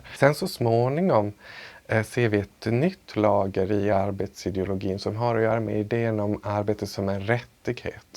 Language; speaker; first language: Swedish; native; Swedish